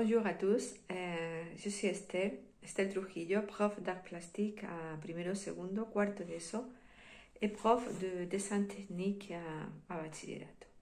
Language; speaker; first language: French; non-native, fluent; Spanish